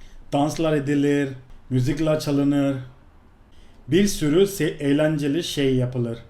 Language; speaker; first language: Turkish; non-native, fluent; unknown